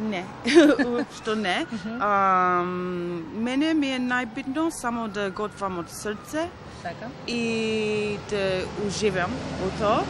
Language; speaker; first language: Macedonian; early bilingual, heritage; Macedonian